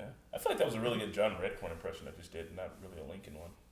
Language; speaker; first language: English; native; English